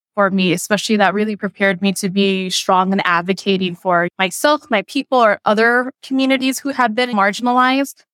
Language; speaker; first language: English; early bilingual, other home language; Western Cham